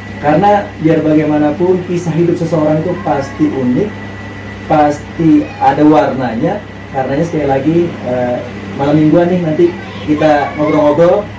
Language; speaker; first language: Indonesian; native; Indonesian